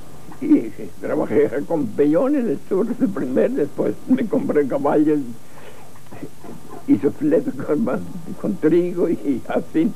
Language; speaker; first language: Spanish; non-native, learner; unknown